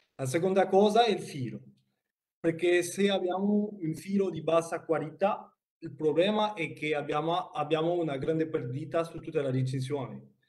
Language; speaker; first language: Italian; non-native, learner; French